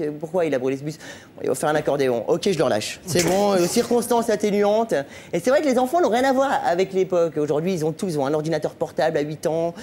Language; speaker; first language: French; native; French